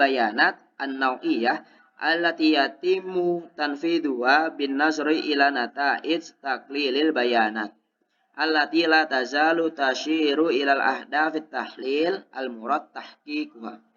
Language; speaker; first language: Arabic; non-native, learner; Indonesian